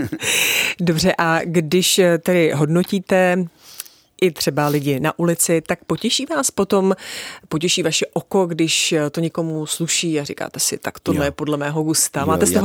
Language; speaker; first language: Czech; native; Czech